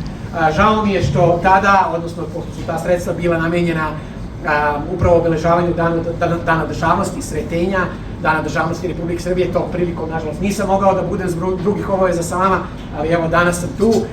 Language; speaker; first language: Bosnian; native; Bosnian